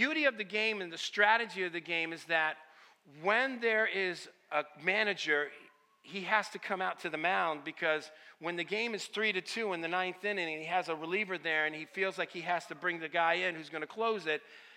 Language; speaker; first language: English; early bilingual, other home language; Italian